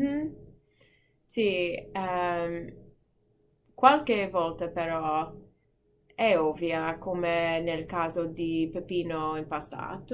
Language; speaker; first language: Italian; non-native, fluent; English